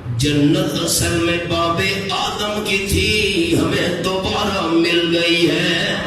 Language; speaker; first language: Urdu; non-native, local second language; Pashto